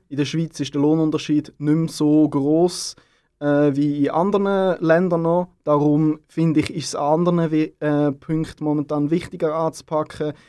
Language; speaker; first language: German; native; German